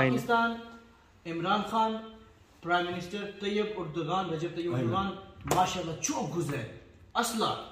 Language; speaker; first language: Turkish; non-native, learner; Urdu